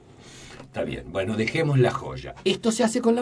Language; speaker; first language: Spanish; native; Spanish